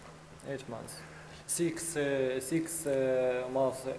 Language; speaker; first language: English; non-native, learner; Ukrainian